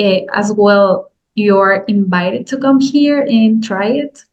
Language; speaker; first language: English; non-native, learner; Spanish